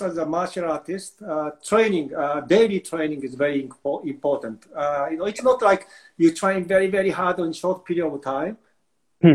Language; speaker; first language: English; non-native, fluent; Japanese